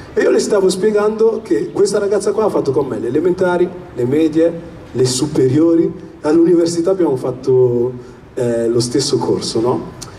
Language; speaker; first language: Italian; early bilingual, other home language; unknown